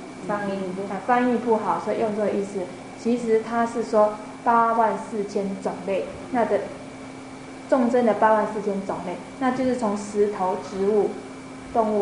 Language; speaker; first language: Chinese; native; Chinese